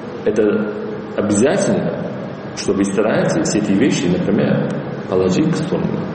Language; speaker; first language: Russian; non-native, fluent; English